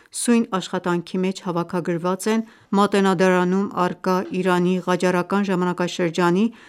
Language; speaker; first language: Armenian; early bilingual, heritage; Armenian